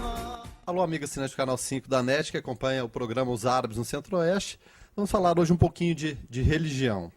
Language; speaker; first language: Portuguese; native; Portuguese